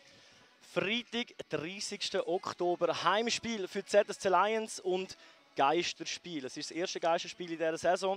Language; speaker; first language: German; native; German